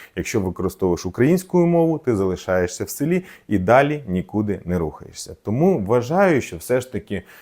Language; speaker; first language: Ukrainian; non-native, local second language; Russian